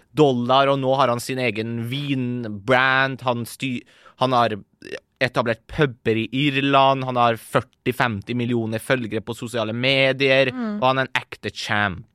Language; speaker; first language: Norwegian; native; Norwegian